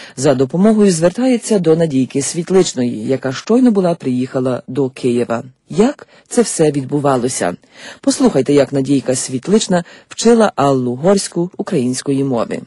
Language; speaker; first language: Ukrainian; native; Ukrainian